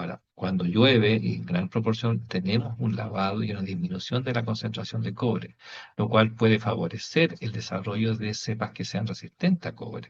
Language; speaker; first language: Spanish; native; Spanish